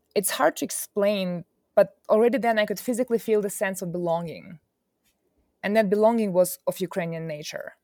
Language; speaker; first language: English; non-native, fluent; Ukrainian